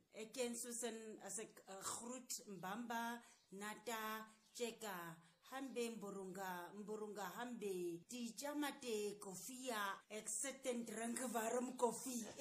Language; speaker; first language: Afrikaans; non-native, local second language; Tswana